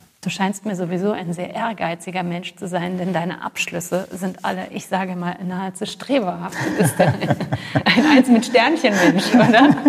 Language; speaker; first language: German; native; German